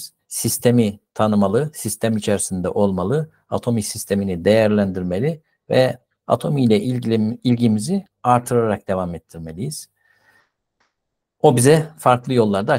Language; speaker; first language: Turkish; native; Turkish